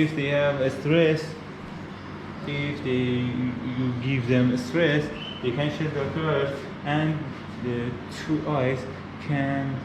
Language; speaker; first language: English; non-native, learner; Persian